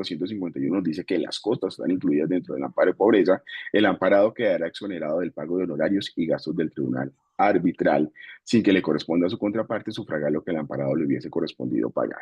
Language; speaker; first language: Spanish; native; Spanish